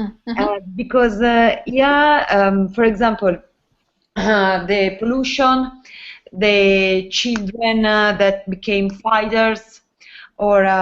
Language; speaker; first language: English; non-native, learner; Italian